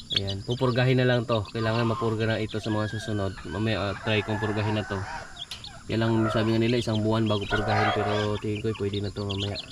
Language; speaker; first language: Filipino; non-native, local second language; Cebuano